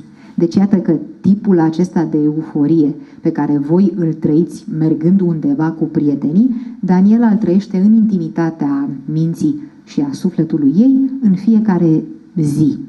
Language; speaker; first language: Romanian; native; Romanian